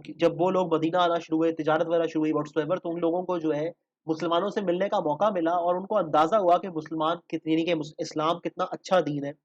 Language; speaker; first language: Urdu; native; Urdu